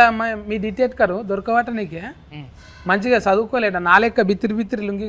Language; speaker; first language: Telugu; native; Telugu